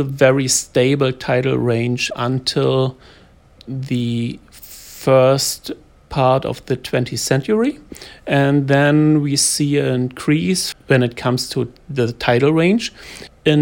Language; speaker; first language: English; non-native, fluent; German